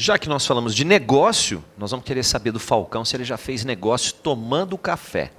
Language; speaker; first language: Portuguese; native; Portuguese